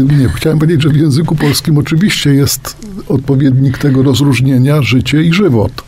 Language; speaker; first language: Polish; native; Polish